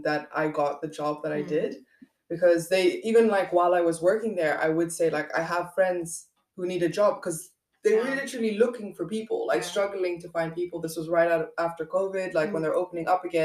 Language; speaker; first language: English; non-native, local second language; Dutch